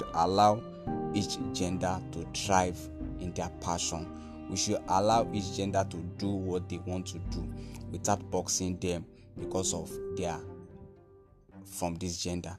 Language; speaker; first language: English; non-native, local second language; Yoruba